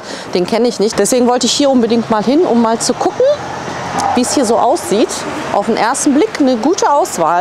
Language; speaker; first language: German; native; German